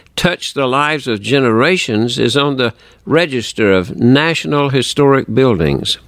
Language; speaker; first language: English; native; English